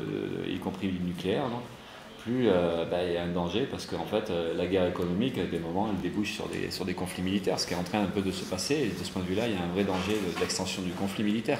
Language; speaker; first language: French; native; French